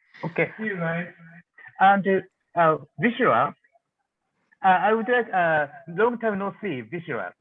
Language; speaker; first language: English; non-native, learner; Japanese